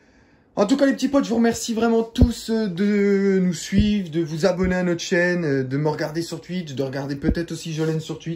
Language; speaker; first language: French; native; French